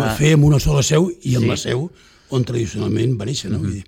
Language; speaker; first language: Catalan; native; Catalan